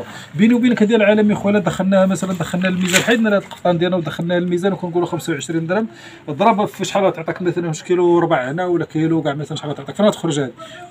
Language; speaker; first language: Arabic; native; Arabic